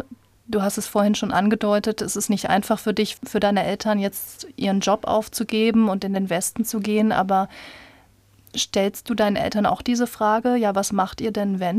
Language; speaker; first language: German; native; German